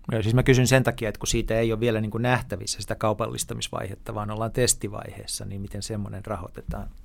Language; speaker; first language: Finnish; native; Finnish